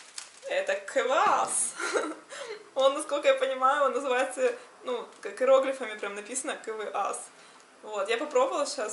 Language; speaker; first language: Russian; native; Russian